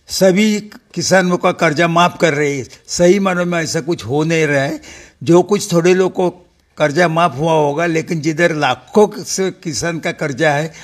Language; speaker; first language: Hindi; non-native, local second language; Marathi